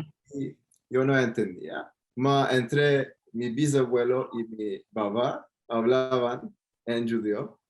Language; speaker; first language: Spanish; non-native, fluent; Turkish